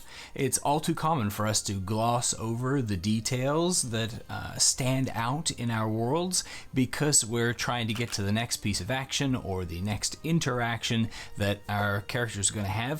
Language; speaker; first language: English; native; English